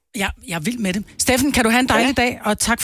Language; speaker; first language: Danish; native; Danish